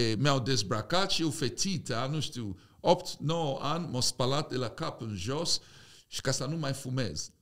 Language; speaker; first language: Romanian; non-native, fluent; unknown